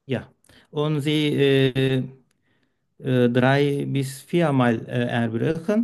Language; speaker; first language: German; non-native, learner; Turkish